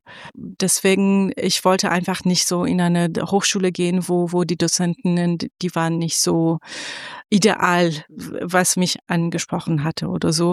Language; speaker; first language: German; non-native, fluent; Persian